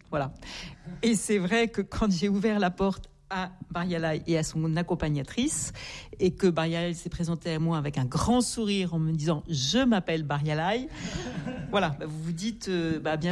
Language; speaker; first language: French; native; French